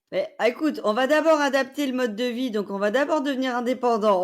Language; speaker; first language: French; native; French